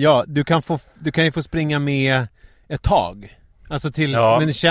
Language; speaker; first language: Swedish; native; Swedish